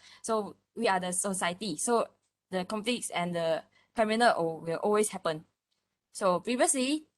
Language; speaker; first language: English; non-native, local second language; Malay